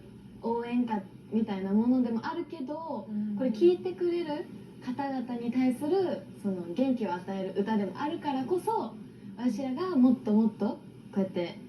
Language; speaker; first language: Japanese; native; Japanese